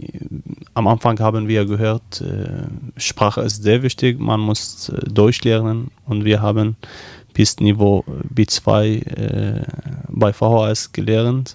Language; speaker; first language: German; non-native, learner; Arabic